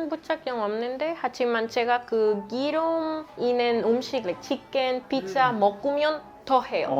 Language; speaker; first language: Korean; non-native, learner; Spanish